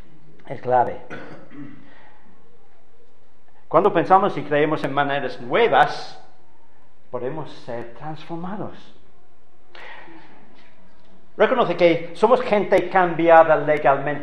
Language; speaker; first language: Spanish; non-native, fluent; English